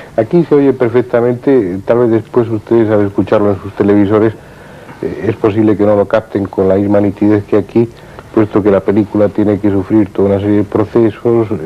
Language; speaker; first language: Spanish; native; Spanish